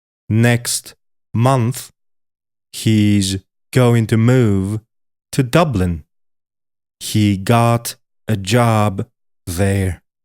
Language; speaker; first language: English; non-native, fluent; Polish